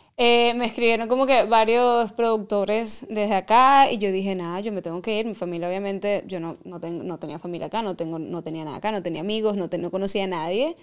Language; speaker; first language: Spanish; native; Spanish